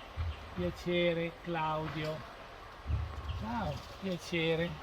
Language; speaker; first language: Italian; native; Italian